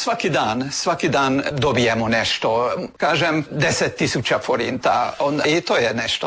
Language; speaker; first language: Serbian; early bilingual, heritage; Serbian